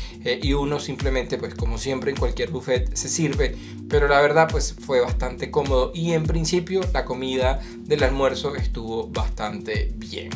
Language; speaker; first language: Spanish; native; Spanish